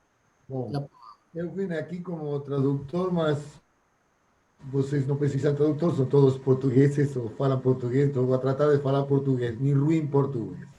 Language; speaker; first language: Portuguese; non-native, learner; Spanish